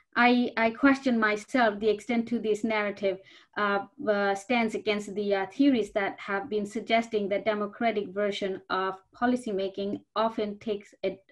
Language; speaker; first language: English; non-native, local second language; Bangla